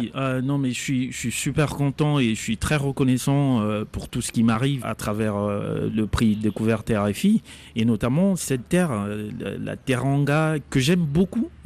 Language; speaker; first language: French; non-native, local second language; Lingala